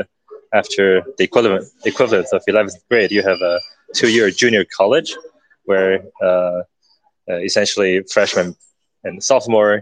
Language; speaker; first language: English; early bilingual, other home language; Chinese